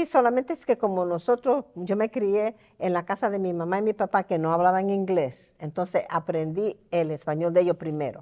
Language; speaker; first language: Spanish; early bilingual, heritage; Spanish